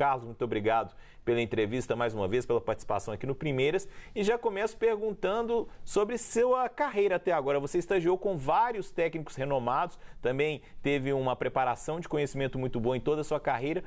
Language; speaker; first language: Portuguese; native; Portuguese